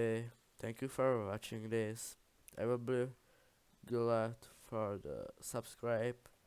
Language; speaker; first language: English; non-native, learner; Czech